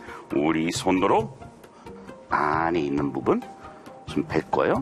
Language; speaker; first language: Korean; non-native, learner; English